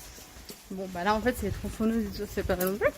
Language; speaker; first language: French; native; French